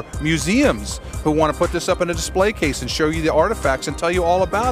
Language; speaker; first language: English; native; English